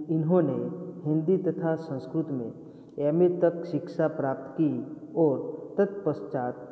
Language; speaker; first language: Hindi; non-native, local second language; Gujarati